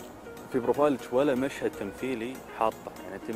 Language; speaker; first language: Arabic; native; Arabic